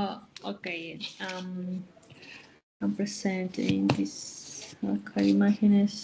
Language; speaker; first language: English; non-native, learner; Spanish